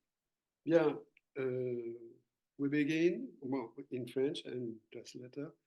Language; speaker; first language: English; non-native, learner; French